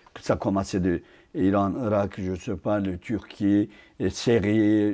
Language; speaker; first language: French; non-native, fluent; Turkish